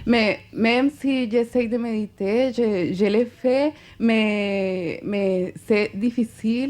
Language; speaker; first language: French; non-native, fluent; Spanish